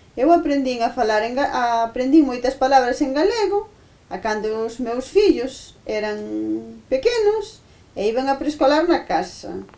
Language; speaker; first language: Galician; native; Galician